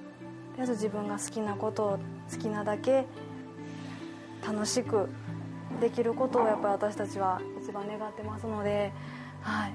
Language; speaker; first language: Japanese; native; Japanese